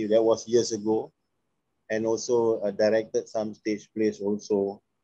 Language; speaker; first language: English; non-native, local second language; Malay